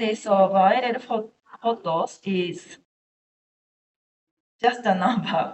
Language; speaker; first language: English; non-native, learner; Japanese